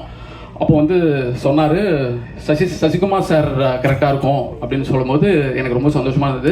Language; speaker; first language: Tamil; native; Tamil